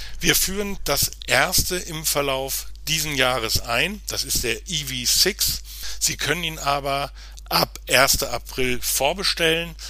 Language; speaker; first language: German; native; German